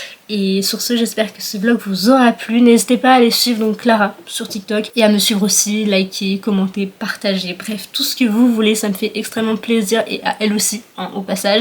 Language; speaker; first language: French; native; French